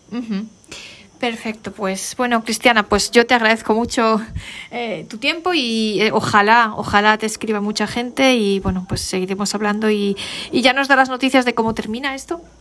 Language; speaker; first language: Spanish; native; Spanish